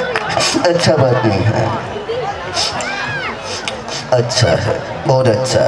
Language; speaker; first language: Hindi; non-native, local second language; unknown